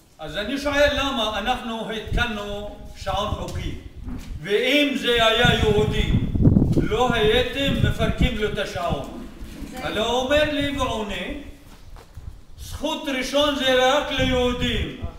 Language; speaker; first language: Hebrew; non-native, local second language; Arabic